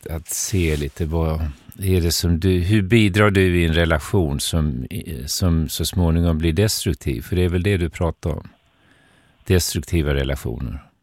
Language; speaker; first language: Swedish; native; Swedish